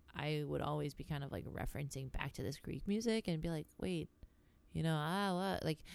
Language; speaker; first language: English; early bilingual, other home language; Greek